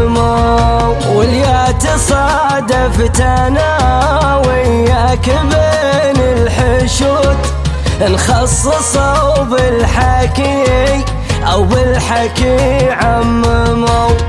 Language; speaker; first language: Arabic; native; Arabic